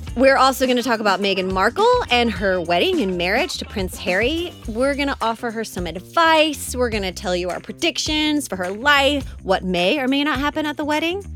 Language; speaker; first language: English; native; English